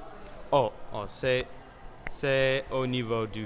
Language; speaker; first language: French; non-native, learner; English